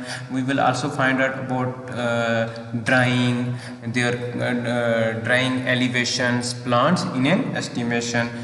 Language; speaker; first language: English; non-native, local second language; Hindi